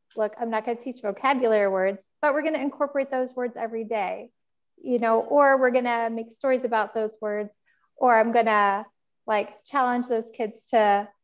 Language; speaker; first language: English; native; English